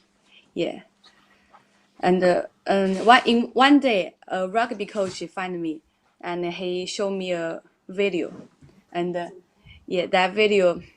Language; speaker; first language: English; non-native, learner; Chinese